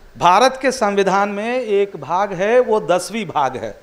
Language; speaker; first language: Hindi; non-native, local second language; Telugu